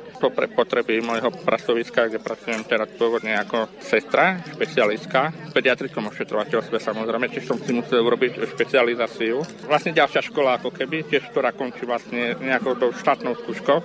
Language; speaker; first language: Slovak; native; Slovak